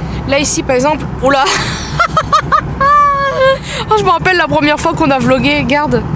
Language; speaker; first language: French; native; French